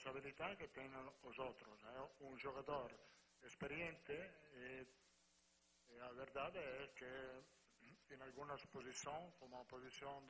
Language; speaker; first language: Portuguese; non-native, fluent; Spanish